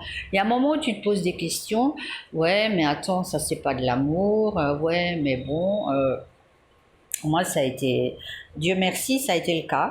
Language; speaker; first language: French; native; French